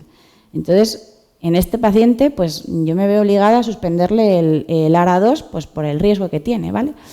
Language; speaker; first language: Spanish; native; Spanish